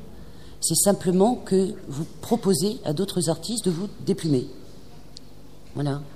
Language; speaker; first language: French; native; French